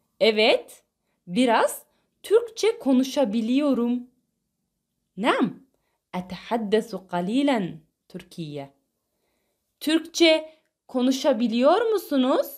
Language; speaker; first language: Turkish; non-native, fluent; Arabic